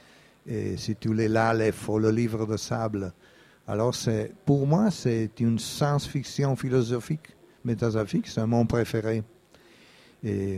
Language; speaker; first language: French; non-native, fluent; Italian